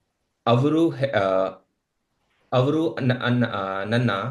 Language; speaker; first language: Kannada; non-native, learner; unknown